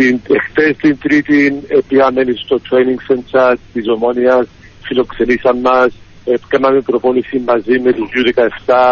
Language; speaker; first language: Greek; early bilingual, heritage; Greek